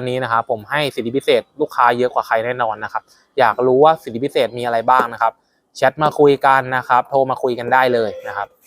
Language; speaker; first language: Thai; native; Thai